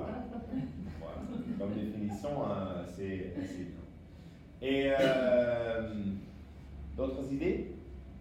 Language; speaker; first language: French; non-native, fluent; Spanish